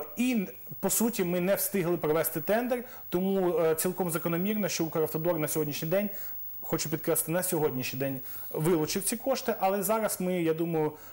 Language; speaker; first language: Ukrainian; native; Ukrainian